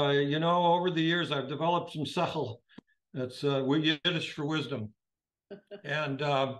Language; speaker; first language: English; native; English